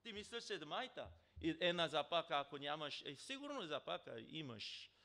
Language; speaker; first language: Bulgarian; non-native, learner; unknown